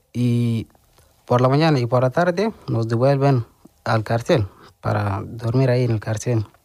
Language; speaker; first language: Spanish; non-native, learner; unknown